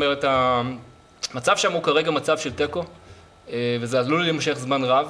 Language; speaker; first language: Hebrew; native; Hebrew